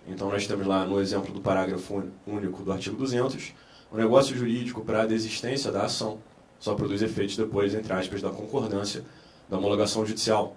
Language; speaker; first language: Portuguese; native; Portuguese